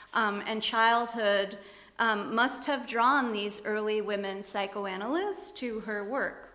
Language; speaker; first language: English; native; English